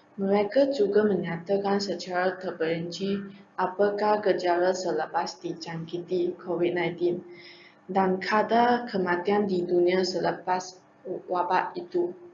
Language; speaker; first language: Malay; non-native, local second language; Chinese